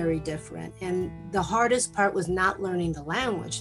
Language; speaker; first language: English; early bilingual, other home language; Spanish